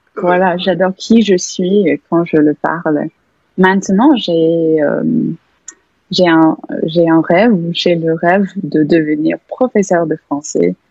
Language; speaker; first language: French; non-native, fluent; English